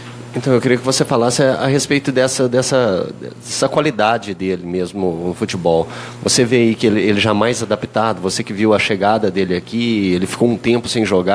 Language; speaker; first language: Portuguese; native; Portuguese